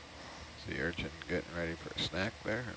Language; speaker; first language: English; native; English